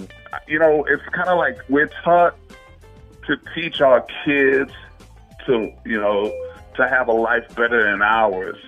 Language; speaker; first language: English; non-native, fluent; Haitian Creole